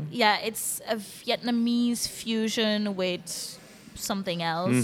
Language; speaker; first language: English; non-native, fluent; Dutch